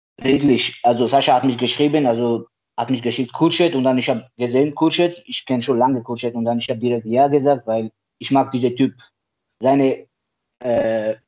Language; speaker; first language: German; non-native, learner; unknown